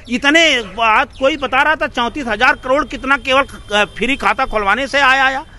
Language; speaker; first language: Hindi; native; Hindi